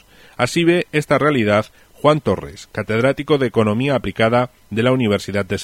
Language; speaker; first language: Spanish; native; Spanish